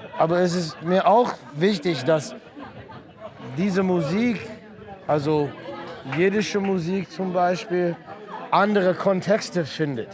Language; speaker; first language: German; non-native, fluent; English